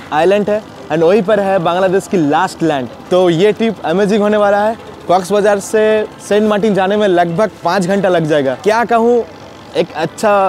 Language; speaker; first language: Hindi; non-native, local second language; Bangla